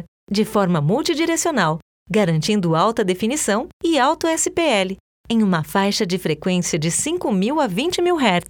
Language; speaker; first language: Portuguese; native; Portuguese